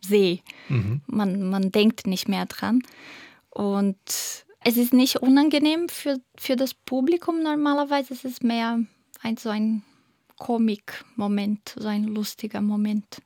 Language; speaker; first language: German; non-native, fluent; Portuguese